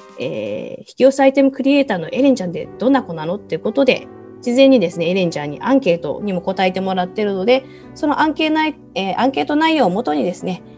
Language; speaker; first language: Japanese; native; Japanese